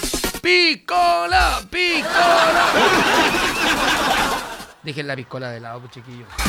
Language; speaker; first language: Spanish; native; Spanish